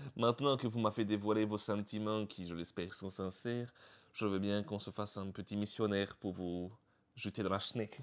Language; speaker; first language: French; native; French